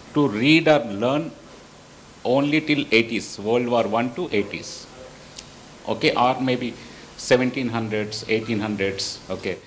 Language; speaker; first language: English; non-native, local second language; Telugu